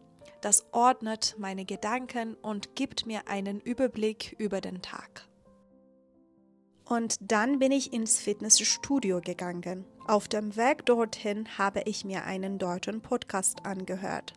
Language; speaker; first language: German; non-native, fluent; Persian